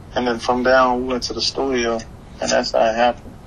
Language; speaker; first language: English; early bilingual, other home language; Haitian Creole